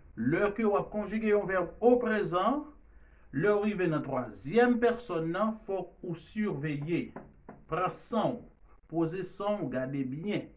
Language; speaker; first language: French; non-native, learner; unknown